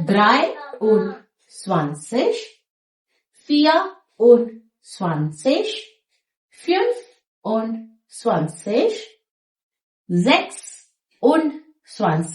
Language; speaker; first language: German; non-native, fluent; Hindi